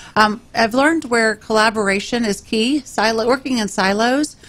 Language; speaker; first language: English; native; English